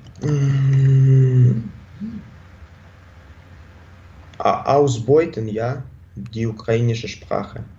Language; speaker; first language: German; non-native, learner; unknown